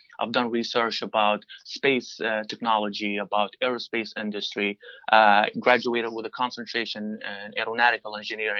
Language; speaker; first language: English; non-native, fluent; Arabic